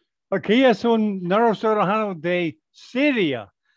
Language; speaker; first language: Spanish; non-native, learner; English